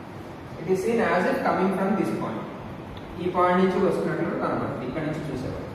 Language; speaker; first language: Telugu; native; Telugu